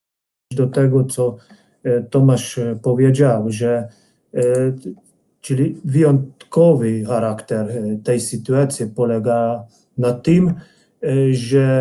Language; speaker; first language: Polish; non-native, fluent; Hungarian